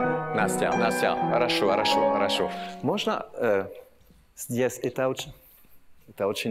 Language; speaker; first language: Russian; non-native, learner; French